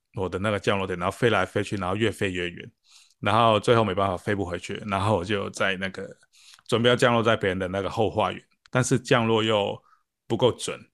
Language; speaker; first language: Chinese; non-native, local second language; Cantonese